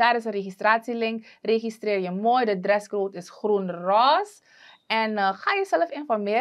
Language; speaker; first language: Dutch; native; Dutch